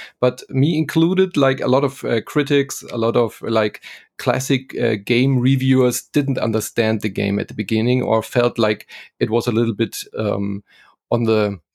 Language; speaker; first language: English; non-native, fluent; German